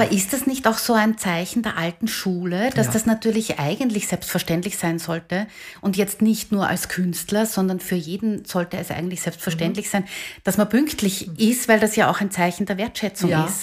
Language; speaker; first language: German; native; German